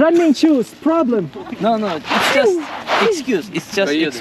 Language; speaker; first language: English; non-native, learner; Thai